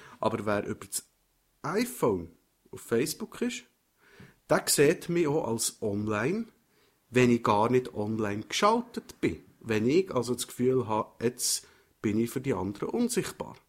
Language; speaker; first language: German; native; German